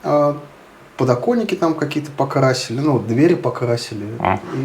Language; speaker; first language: Russian; native; Russian